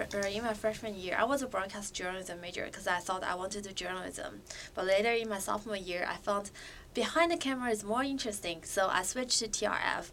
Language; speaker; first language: English; non-native, fluent; Chinese